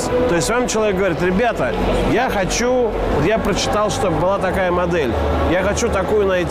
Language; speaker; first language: Russian; native; Russian